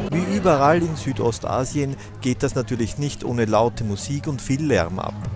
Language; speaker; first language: German; native; German